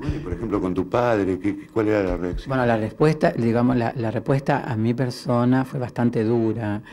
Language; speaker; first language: Spanish; native; Spanish